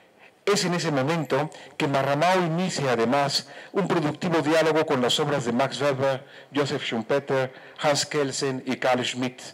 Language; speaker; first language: Spanish; native; Spanish